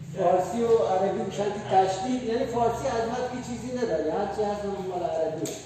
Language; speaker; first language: Persian; non-native, local second language; Baluchi